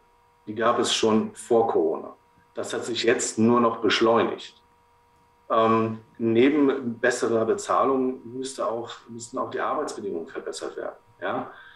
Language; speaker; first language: German; native; German